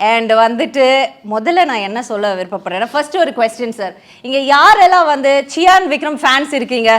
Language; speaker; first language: Tamil; native; Tamil